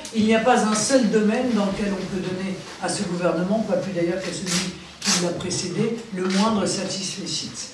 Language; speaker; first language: French; native; French